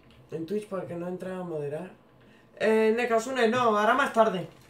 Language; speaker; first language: Spanish; native; Spanish